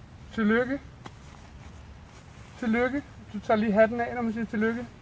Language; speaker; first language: Danish; native; Danish